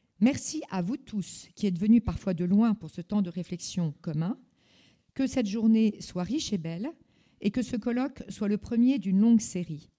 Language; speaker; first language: French; native; French